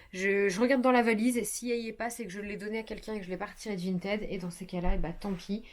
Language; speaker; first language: French; native; French